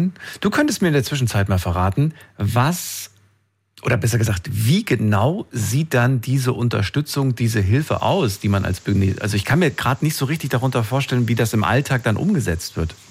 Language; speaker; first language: German; native; German